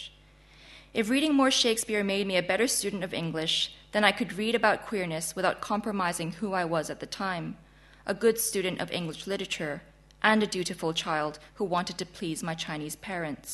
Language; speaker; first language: English; non-native, local second language; Chinese